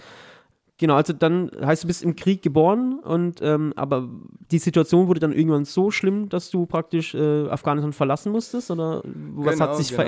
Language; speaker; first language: German; native; German